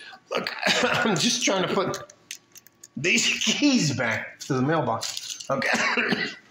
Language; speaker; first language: English; native; English